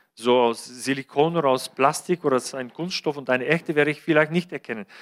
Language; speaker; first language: German; non-native, fluent; Bulgarian